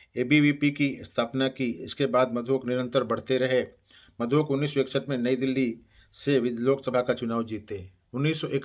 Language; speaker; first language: Hindi; native; Hindi